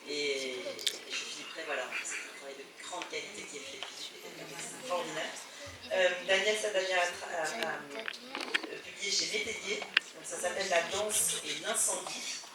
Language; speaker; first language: French; native; French